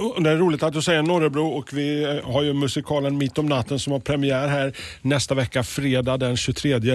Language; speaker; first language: Swedish; native; Swedish